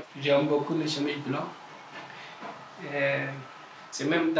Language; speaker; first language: French; non-native, learner; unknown